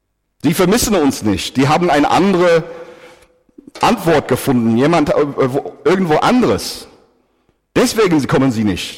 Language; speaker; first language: German; non-native, fluent; English